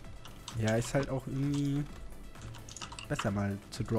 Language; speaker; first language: German; native; German